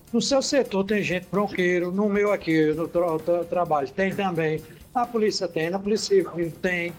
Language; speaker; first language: Portuguese; native; Portuguese